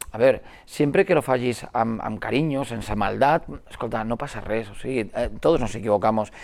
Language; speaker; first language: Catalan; non-native, local second language; Spanish